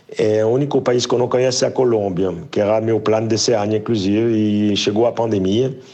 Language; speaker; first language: Portuguese; non-native, fluent; French